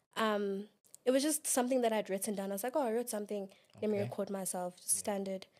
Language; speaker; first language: English; non-native, local second language; Xhosa